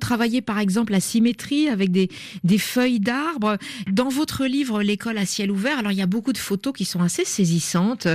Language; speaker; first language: French; native; French